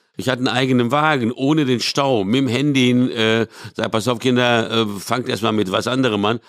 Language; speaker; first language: German; early bilingual, other home language; Hungarian